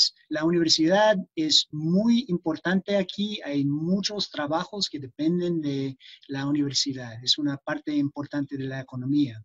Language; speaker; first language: Spanish; non-native, fluent; English